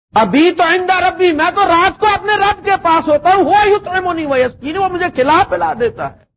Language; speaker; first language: Urdu; non-native, local second language; Punjabi